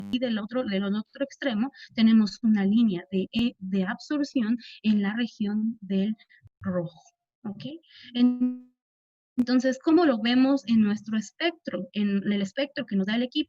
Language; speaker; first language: Spanish; native; Spanish